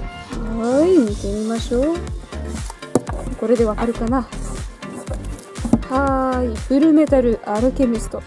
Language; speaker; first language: Japanese; non-native, fluent; Russian